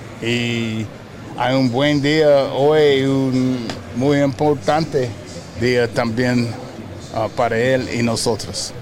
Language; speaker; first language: Spanish; non-native, learner; English